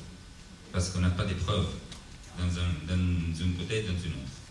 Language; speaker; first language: French; non-native, learner; Italian